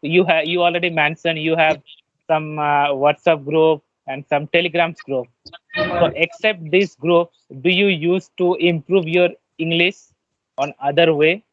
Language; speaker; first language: English; non-native, learner; Bangla